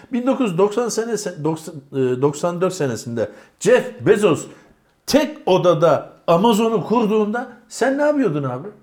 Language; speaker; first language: Turkish; native; Turkish